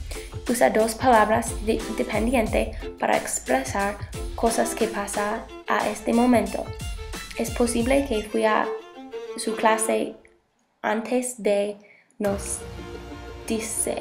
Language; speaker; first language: Spanish; non-native, learner; English